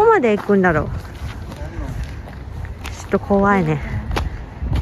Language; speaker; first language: Japanese; non-native, fluent; Thai